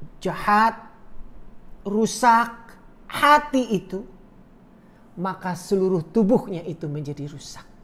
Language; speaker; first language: Indonesian; native; Indonesian